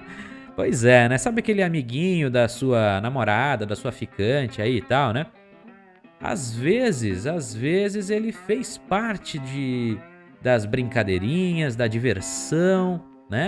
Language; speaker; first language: Portuguese; native; Portuguese